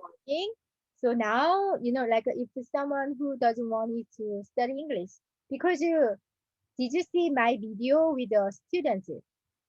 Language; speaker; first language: English; non-native, learner; Korean